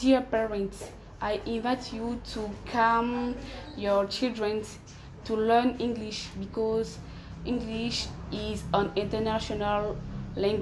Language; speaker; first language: English; non-native, learner; French